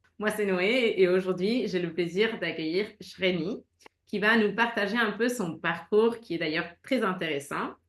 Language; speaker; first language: French; native; French